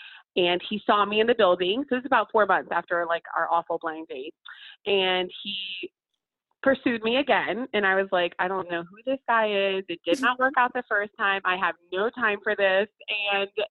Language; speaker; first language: English; early bilingual, other home language; Spanish